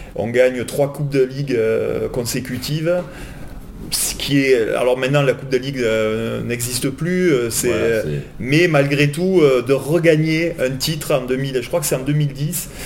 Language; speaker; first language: French; native; French